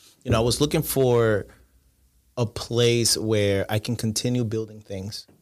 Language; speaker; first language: English; non-native, fluent; Spanish